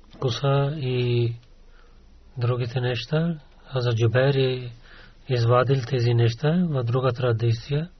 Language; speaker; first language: Bulgarian; non-native, learner; Urdu